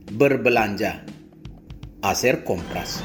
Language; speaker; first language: Spanish; non-native, fluent; Indonesian